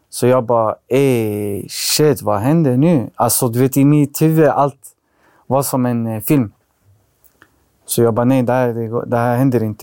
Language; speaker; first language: Swedish; early bilingual, other home language; Arabic